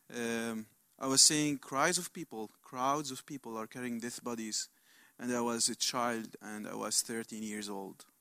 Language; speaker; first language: English; non-native, learner; Arabic